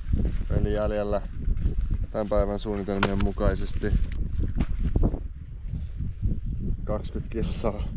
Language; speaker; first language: Finnish; native; Finnish